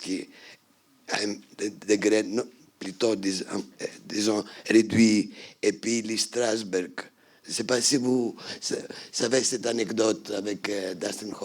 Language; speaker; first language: French; non-native, fluent; Greek